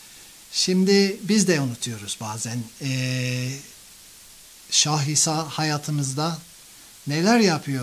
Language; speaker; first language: Turkish; non-native, fluent; English